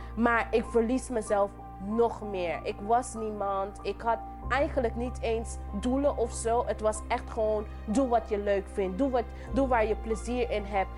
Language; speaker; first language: Dutch; non-native, local second language; English